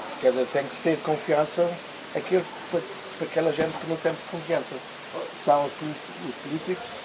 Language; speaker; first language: Portuguese; early bilingual, heritage; Portuguese